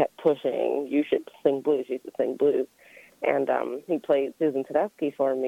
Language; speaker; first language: English; native; English